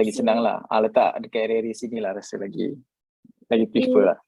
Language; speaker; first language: Malay; native; Malay